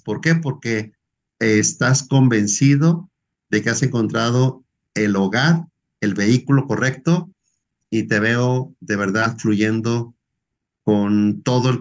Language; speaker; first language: Spanish; native; Spanish